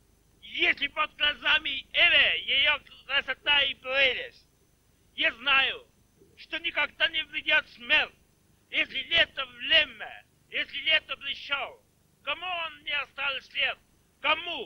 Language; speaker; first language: Russian; non-native, local second language; Estonian